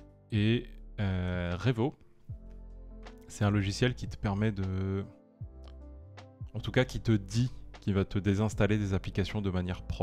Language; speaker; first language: French; native; French